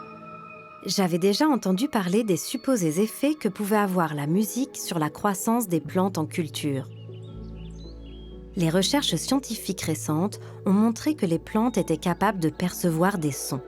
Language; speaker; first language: French; native; French